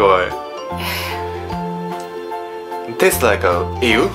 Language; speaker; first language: English; non-native, learner; Japanese